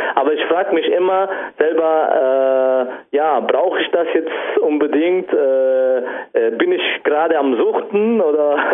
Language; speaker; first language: German; non-native, fluent; Italian